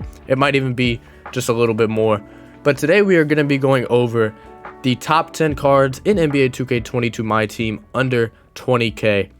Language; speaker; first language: English; native; English